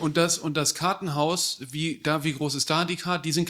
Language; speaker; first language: German; native; German